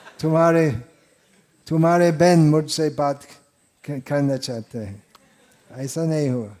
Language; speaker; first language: Hindi; non-native, fluent; English